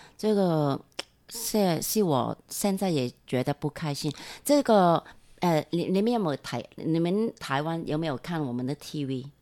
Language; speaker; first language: Chinese; non-native, local second language; Cantonese